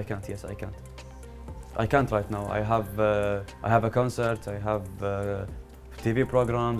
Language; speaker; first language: English; non-native, learner; Arabic